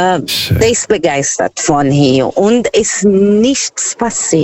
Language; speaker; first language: German; non-native, fluent; Portuguese